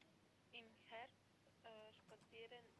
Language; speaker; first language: German; non-native, learner; Macedonian